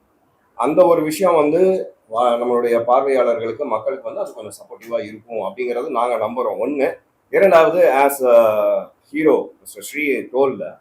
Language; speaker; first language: Tamil; native; Tamil